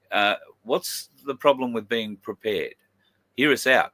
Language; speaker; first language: English; native; English